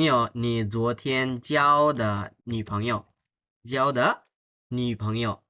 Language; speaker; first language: Chinese; non-native, fluent; Bangla